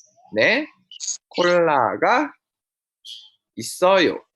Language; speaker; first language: Korean; non-native, fluent; Indonesian